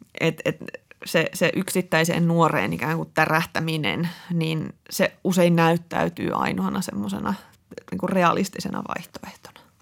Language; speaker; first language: Finnish; native; Finnish